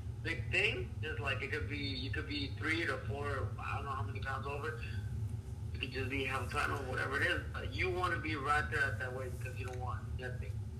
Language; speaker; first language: English; early bilingual, other home language; Spanish